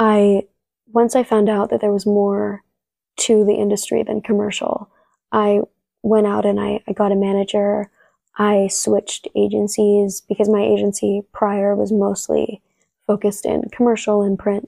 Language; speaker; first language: English; early bilingual, other home language; Spanish